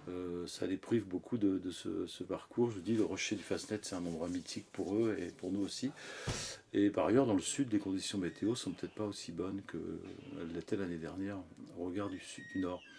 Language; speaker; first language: French; native; French